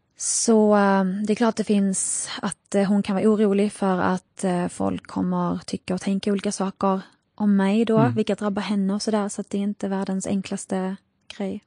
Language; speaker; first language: Swedish; early bilingual, other home language; Arabic